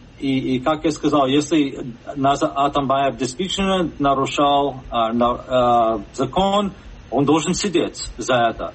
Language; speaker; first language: Russian; non-native, fluent; English